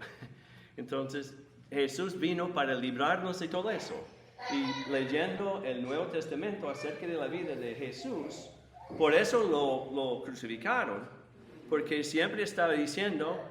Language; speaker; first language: Spanish; non-native, fluent; English